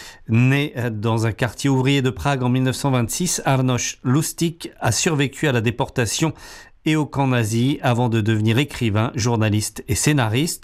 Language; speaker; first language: French; native; French